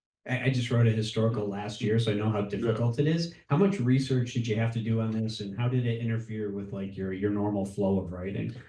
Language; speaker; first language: English; native; English